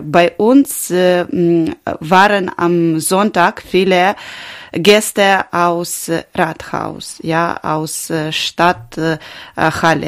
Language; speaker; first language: German; non-native, learner; Ukrainian